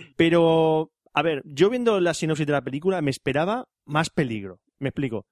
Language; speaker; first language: Spanish; native; Spanish